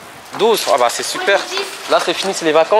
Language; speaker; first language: French; native; French